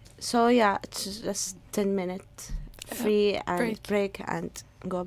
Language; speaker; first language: English; non-native, learner; Arabic